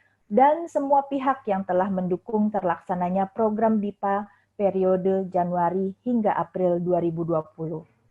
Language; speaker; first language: Indonesian; native; Indonesian